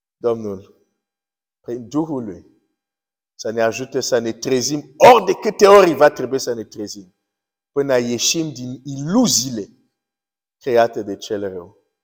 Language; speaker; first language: Romanian; early bilingual, heritage; Romanian